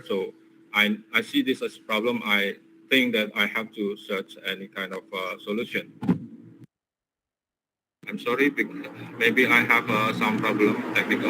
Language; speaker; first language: English; non-native, learner; Indonesian